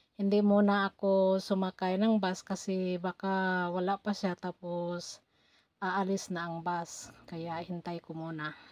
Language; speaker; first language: Filipino; non-native, local second language; Cebuano